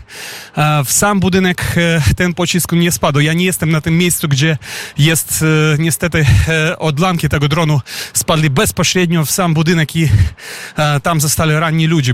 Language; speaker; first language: Polish; non-native, fluent; Ukrainian